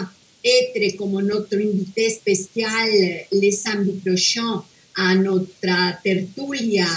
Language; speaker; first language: French; non-native, fluent; Spanish